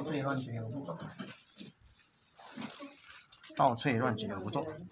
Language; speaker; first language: Chinese; native; Chinese